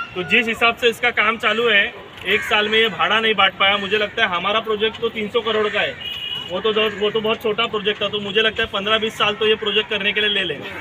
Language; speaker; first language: Hindi; non-native, local second language; Marathi